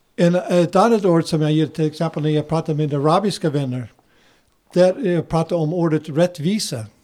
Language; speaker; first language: Swedish; non-native, fluent; English